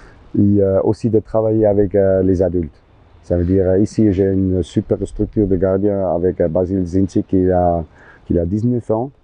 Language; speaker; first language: French; non-native, local second language; German